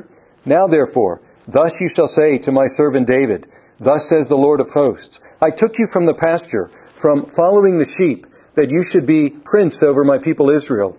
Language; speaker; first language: English; native; English